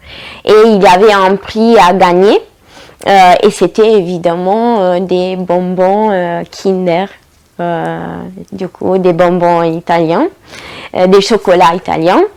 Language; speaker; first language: French; non-native, fluent; Italian